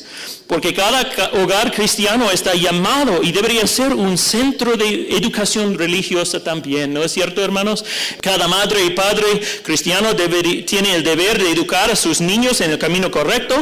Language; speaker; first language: Spanish; non-native, fluent; English